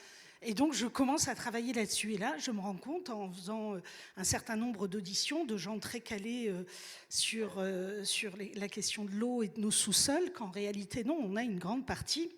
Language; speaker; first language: French; native; French